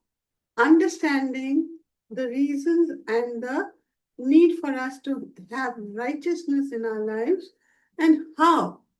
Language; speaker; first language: English; non-native, local second language; Hindi